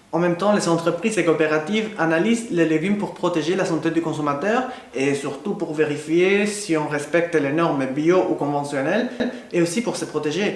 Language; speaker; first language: French; non-native, fluent; Spanish